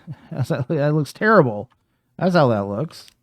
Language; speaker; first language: English; native; English